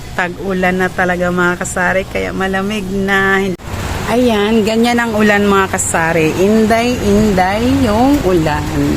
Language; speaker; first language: Filipino; non-native, local second language; Cebuano